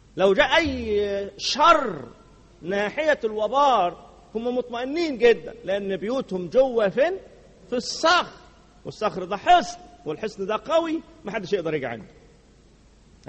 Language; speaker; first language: Arabic; native; Arabic